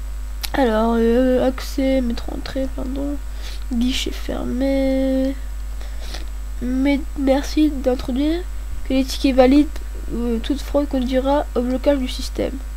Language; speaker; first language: French; native; French